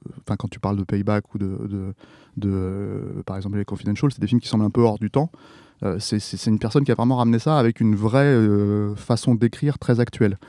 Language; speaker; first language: French; native; French